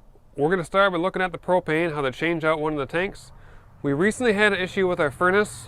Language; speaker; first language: English; native; English